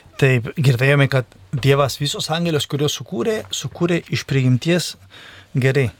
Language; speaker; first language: Lithuanian; non-native, fluent; Spanish